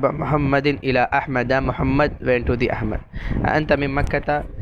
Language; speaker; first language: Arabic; non-native, fluent; Urdu